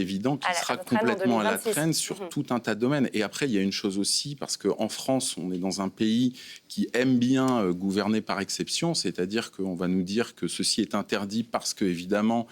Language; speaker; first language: French; native; French